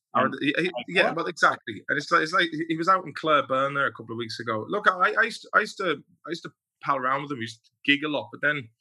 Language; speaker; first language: English; native; English